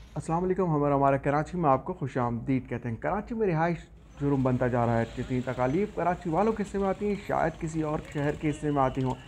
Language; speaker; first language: Urdu; native; Urdu